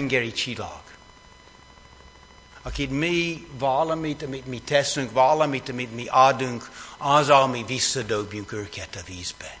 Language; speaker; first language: Hungarian; non-native, fluent; English